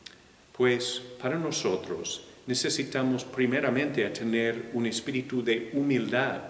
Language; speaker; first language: Spanish; non-native, fluent; English